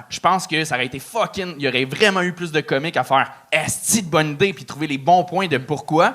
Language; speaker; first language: French; native; French